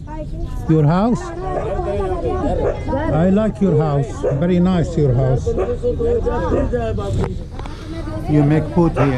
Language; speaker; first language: English; non-native, learner; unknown